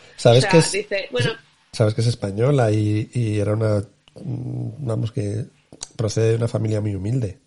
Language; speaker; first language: Spanish; native; Spanish